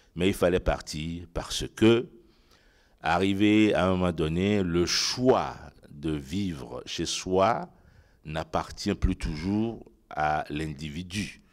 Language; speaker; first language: French; non-native, local second language; Ewe